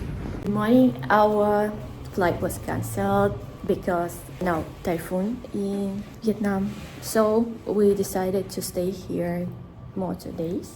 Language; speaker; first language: English; non-native, learner; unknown